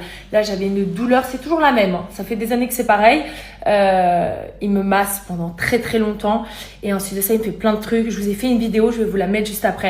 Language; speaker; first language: French; native; French